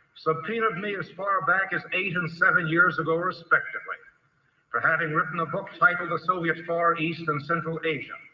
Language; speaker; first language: English; native; English